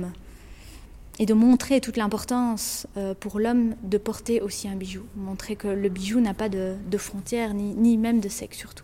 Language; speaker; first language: French; native; French